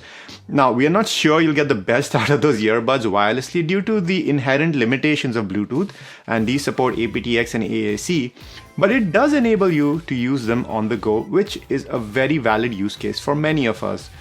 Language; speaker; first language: English; non-native, fluent; Dutch